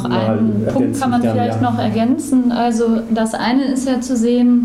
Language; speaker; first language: German; native; German